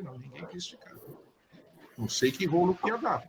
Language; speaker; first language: Portuguese; native; Portuguese